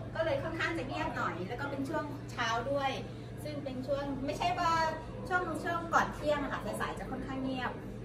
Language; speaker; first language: Thai; non-native, local second language; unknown